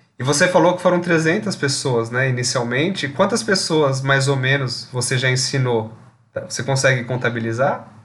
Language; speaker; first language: Portuguese; native; Portuguese